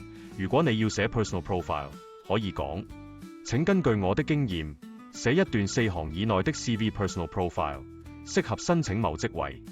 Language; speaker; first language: Cantonese; native; Cantonese